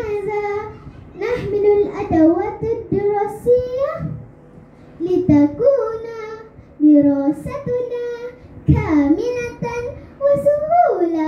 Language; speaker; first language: Arabic; non-native, learner; Malay